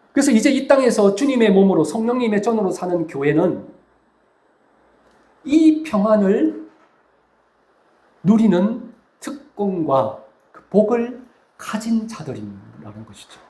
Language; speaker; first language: Korean; native; Korean